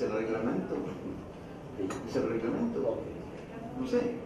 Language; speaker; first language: Spanish; non-native, fluent; French